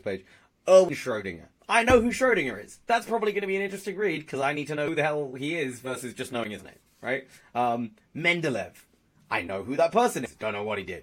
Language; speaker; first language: English; native; English